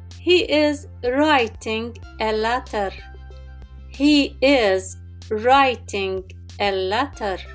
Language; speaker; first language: English; non-native, fluent; Arabic